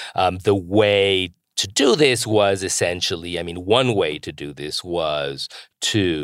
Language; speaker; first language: English; non-native, fluent; Spanish